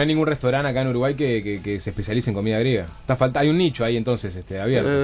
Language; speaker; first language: Spanish; native; Spanish